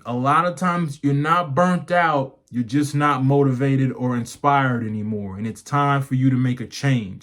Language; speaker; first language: English; native; English